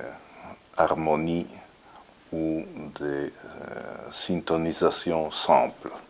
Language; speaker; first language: French; non-native, fluent; Italian